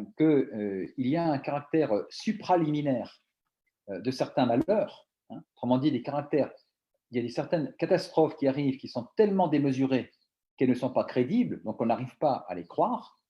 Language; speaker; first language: French; native; French